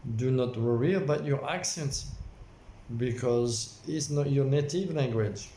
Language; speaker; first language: English; non-native, local second language; French